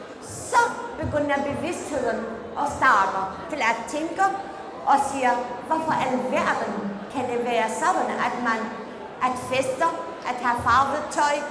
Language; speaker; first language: Danish; non-native, fluent; Central Kurdish